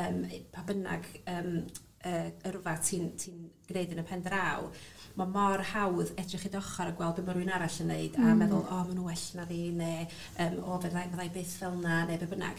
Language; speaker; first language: Welsh; native; Welsh